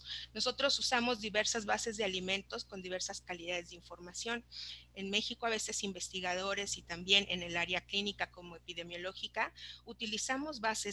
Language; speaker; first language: Spanish; native; Spanish